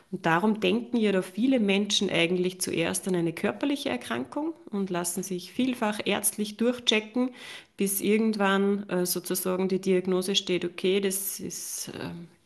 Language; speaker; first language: German; native; German